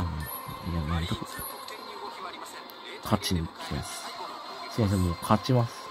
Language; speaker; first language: Japanese; native; Japanese